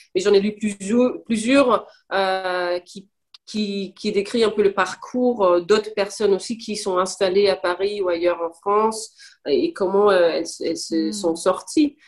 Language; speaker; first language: French; non-native, fluent; Danish